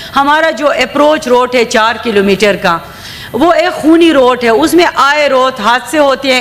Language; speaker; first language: Urdu; non-native, local second language; Khowar